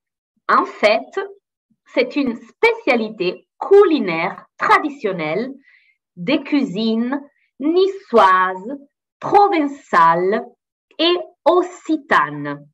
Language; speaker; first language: French; non-native, fluent; Italian